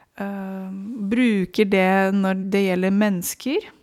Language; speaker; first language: Norwegian; non-native, fluent; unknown